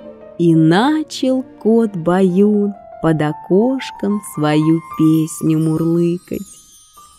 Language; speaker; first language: Russian; native; Russian